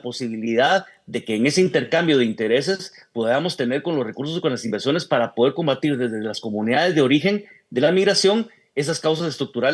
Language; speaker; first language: Spanish; native; Spanish